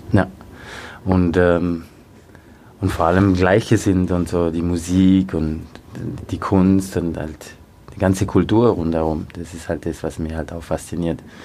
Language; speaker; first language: German; early bilingual, other home language; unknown